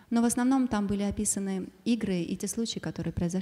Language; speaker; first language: Russian; native; Russian